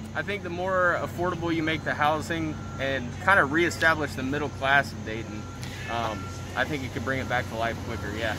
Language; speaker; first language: English; native; English